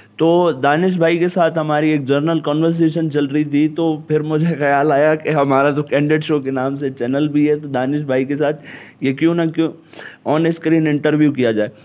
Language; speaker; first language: Urdu; non-native, local second language; Sindhi